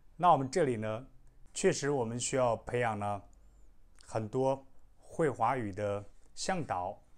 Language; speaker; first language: Chinese; native; Chinese